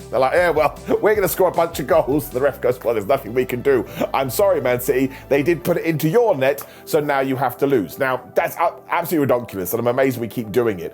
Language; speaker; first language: English; native; English